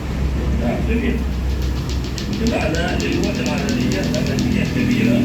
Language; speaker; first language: Arabic; non-native, fluent; Chechen